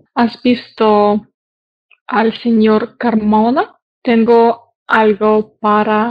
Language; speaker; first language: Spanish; non-native, learner; Russian